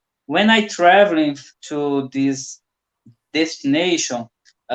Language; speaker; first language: English; non-native, learner; Portuguese